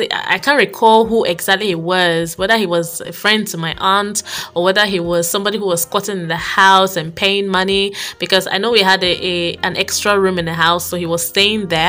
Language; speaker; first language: English; non-native, local second language; Igbo